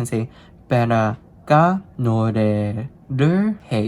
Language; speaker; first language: Korean; non-native, learner; English